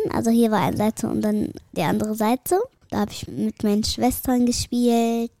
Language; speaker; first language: German; early bilingual, other home language; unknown